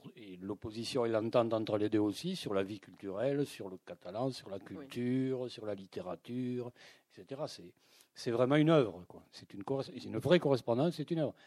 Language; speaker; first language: French; native; French